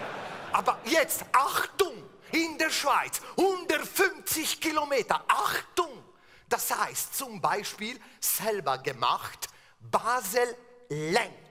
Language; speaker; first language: German; non-native, fluent; Italian